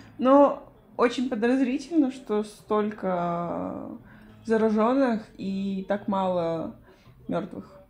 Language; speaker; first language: Russian; non-native, fluent; Spanish